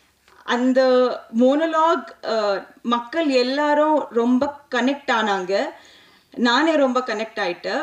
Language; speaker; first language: Tamil; non-native, local second language; Telugu